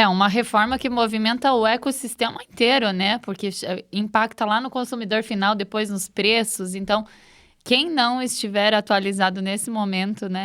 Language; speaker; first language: Portuguese; native; Portuguese